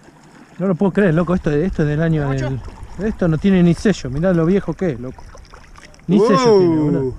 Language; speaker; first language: Spanish; native; Spanish